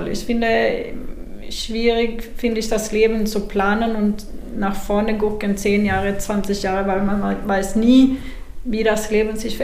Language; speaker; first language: German; non-native, fluent; Swedish